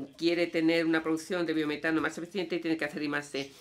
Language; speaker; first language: Spanish; non-native, fluent; Danish